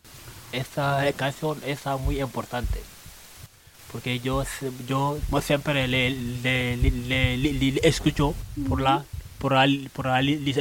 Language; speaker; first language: Spanish; non-native, learner; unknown